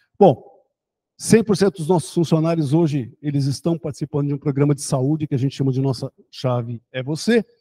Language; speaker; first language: Portuguese; early bilingual, other home language; German